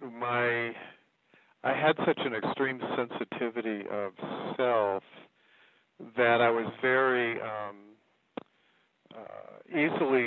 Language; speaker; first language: English; native; English